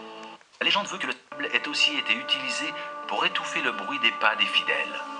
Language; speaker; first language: French; native; French